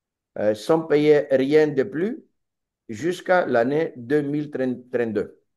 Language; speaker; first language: French; non-native, learner; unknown